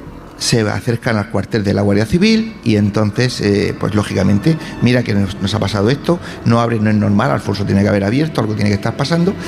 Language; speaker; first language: Spanish; native; Spanish